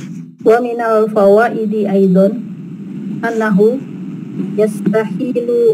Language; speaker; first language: Arabic; non-native, learner; Indonesian